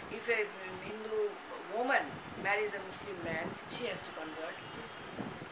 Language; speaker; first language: English; non-native, local second language; Bangla